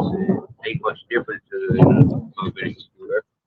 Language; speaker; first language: English; native; English